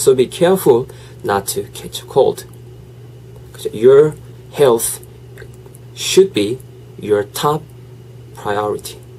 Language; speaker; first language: English; non-native, fluent; Korean